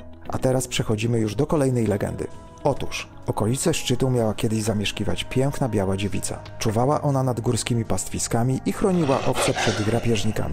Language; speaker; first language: Polish; native; Polish